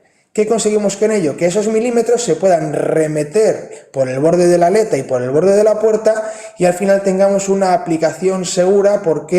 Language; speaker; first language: Spanish; native; Spanish